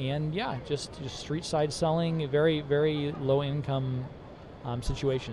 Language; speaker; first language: English; native; English